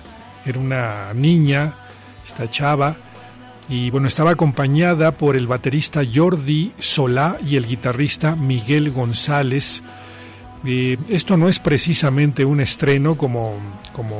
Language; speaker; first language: Spanish; native; Spanish